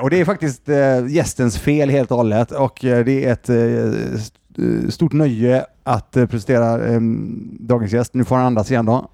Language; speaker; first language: Swedish; native; Swedish